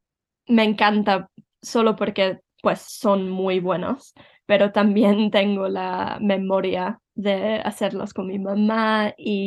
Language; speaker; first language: Spanish; early bilingual, heritage; Spanish